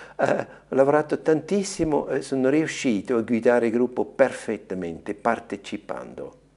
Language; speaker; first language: Italian; non-native, fluent; German